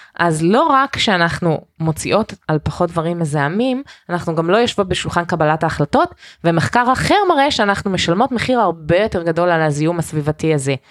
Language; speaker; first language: Hebrew; early bilingual, heritage; Hebrew